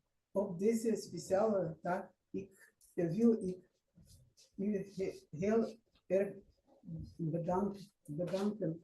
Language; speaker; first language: Dutch; non-native, learner; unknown